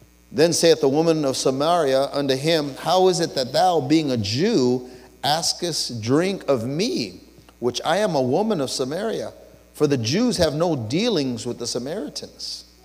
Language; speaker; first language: English; early bilingual, other home language; Spanish